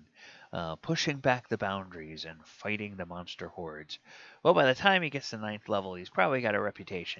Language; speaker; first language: English; native; English